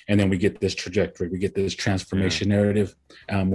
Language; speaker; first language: English; early bilingual, other home language; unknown